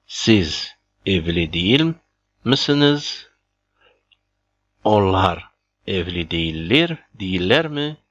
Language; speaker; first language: Turkish; non-native, fluent; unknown